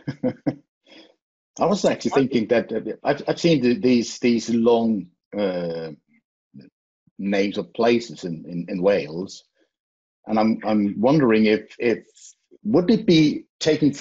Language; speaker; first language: English; non-native, fluent; Faroese